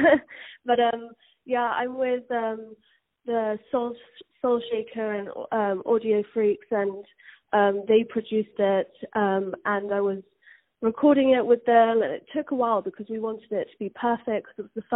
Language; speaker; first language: English; native; English